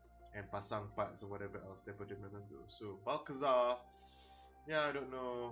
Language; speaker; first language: English; non-native, local second language; Malay